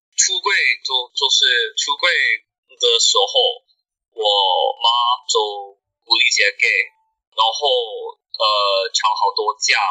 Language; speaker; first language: Chinese; non-native, learner; English